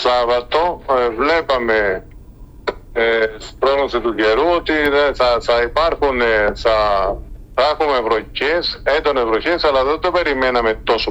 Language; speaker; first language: Greek; early bilingual, heritage; Spanish